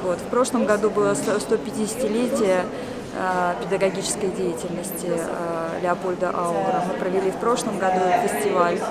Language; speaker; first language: Russian; native; Russian